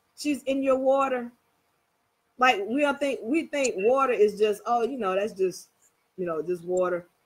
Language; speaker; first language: English; native; English